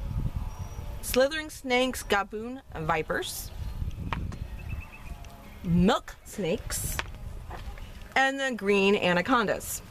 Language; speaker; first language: English; native; English